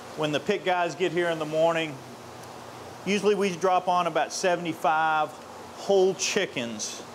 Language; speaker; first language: English; native; English